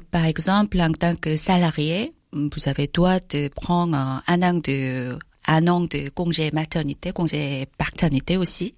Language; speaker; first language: French; non-native, learner; Korean